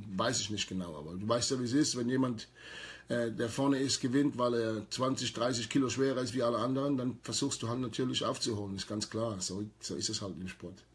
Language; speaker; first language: German; native; German